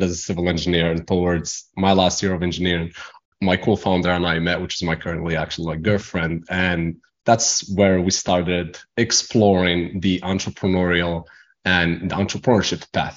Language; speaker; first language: English; non-native, fluent; Arabic